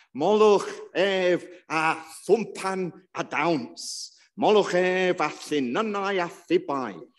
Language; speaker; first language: Welsh; non-native, local second language; English